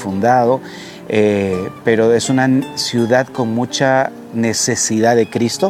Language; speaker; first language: English; non-native, learner; Spanish